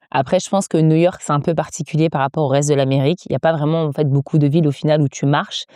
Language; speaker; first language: French; native; French